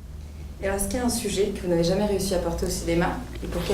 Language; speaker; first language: French; native; French